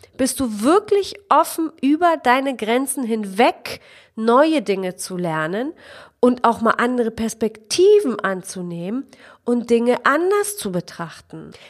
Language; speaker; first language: German; early bilingual, other home language; Polish